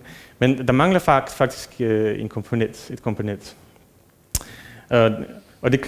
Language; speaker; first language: Danish; non-native, fluent; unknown